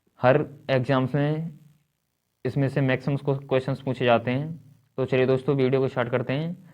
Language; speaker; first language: Hindi; native; Hindi